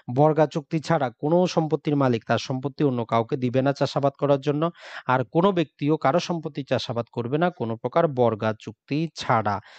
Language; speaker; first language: Bangla; native; Bangla